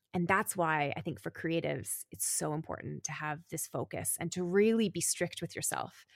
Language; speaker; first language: English; native; English